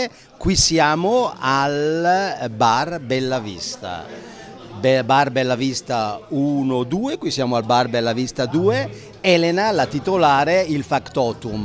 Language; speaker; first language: Italian; native; Italian